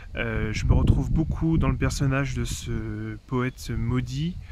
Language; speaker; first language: French; native; French